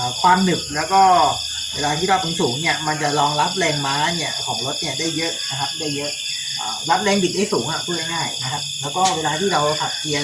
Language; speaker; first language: Thai; native; Thai